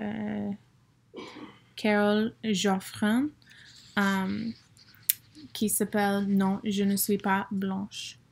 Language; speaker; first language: French; non-native, learner; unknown